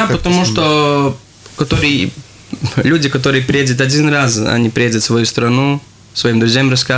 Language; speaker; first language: Russian; non-native, local second language; Latvian